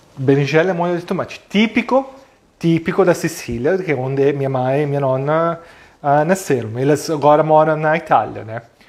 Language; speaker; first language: Portuguese; non-native, fluent; Italian